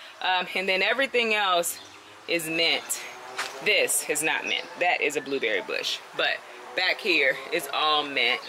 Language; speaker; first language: English; native; English